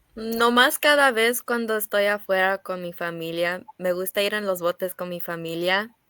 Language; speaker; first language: Spanish; early bilingual, other home language; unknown